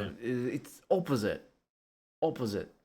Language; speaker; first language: English; non-native, learner; Japanese